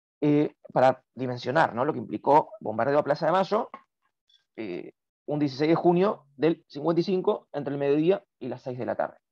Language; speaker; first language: Spanish; native; Spanish